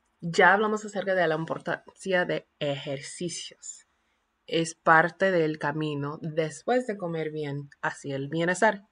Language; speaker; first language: Spanish; non-native, fluent; English